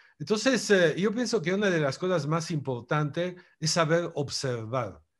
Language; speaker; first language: Spanish; non-native, fluent; Italian